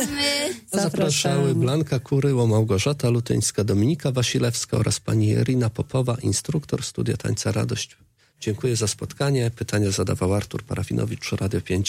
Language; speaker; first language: Polish; native; Polish